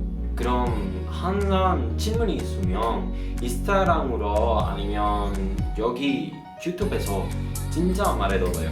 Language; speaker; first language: Korean; non-native, learner; Spanish